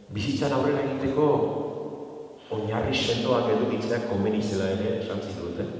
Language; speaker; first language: Basque; native; Basque